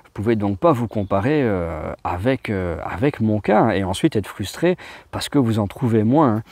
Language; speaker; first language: French; native; French